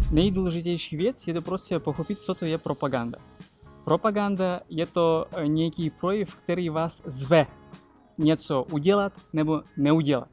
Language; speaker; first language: Czech; non-native, fluent; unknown